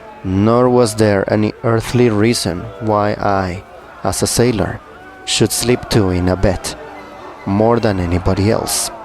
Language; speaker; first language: English; non-native, fluent; Spanish